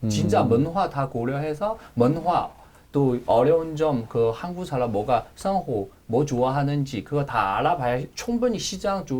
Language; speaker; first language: Korean; non-native, learner; Chinese